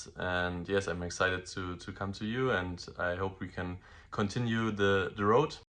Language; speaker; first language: English; non-native, fluent; German